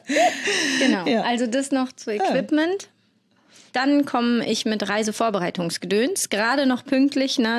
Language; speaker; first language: German; native; German